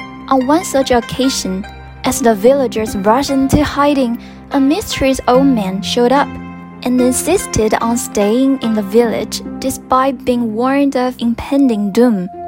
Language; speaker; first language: English; non-native, fluent; Chinese